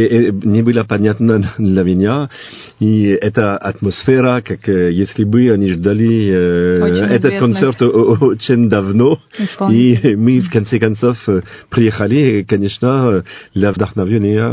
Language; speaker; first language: Russian; non-native, fluent; French